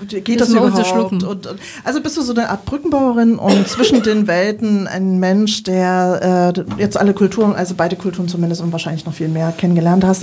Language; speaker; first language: German; native; German